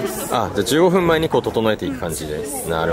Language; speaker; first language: Japanese; native; Japanese